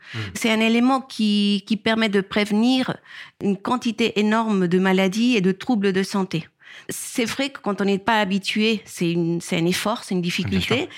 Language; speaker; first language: French; non-native, fluent; Spanish